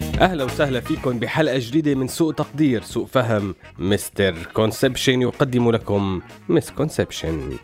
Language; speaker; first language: Arabic; native; Arabic